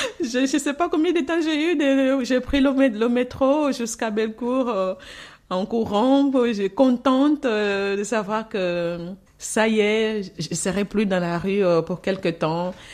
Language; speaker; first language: French; non-native, fluent; Portuguese